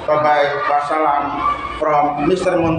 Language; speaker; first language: English; non-native, learner; Indonesian